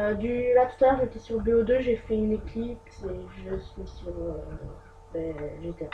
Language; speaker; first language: French; native; French